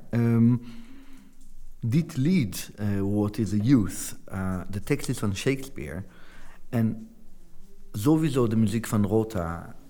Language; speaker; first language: Dutch; non-native, fluent; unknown